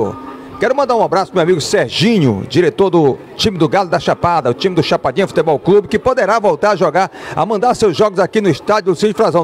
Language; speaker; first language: Portuguese; native; Portuguese